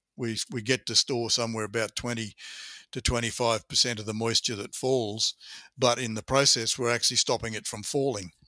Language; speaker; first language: English; native; English